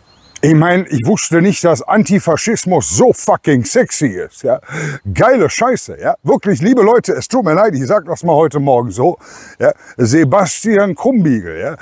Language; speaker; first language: German; native; German